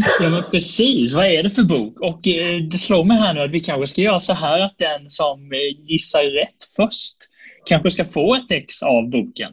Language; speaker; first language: Swedish; native; Swedish